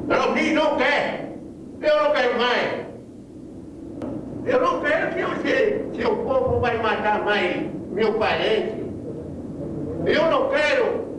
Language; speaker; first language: Portuguese; non-native, local second language; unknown